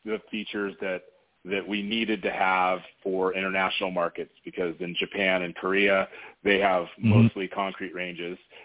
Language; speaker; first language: English; native; English